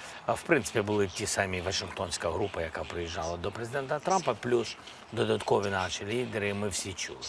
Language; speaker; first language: Ukrainian; non-native, local second language; Russian